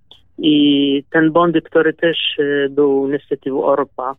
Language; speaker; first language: Polish; non-native, learner; Kurdish